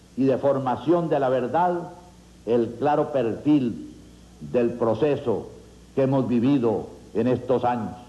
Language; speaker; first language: Spanish; native; Spanish